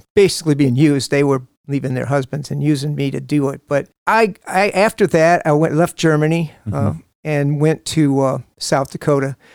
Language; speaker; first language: English; native; English